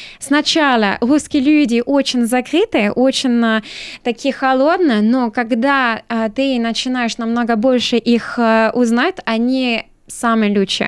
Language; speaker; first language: Russian; non-native, learner; French